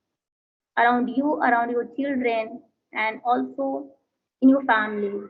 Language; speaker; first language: English; non-native, learner; Hindi